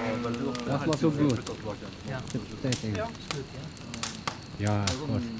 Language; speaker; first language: English; non-native, learner; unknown